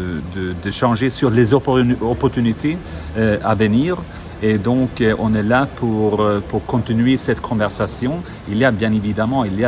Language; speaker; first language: French; non-native, fluent; Swedish